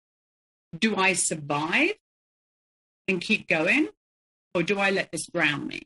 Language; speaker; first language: English; native; English